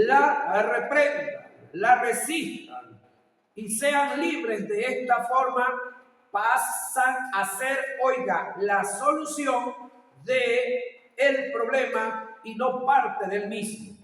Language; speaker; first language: Spanish; native; Spanish